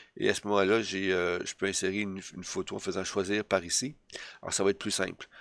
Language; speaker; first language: French; native; French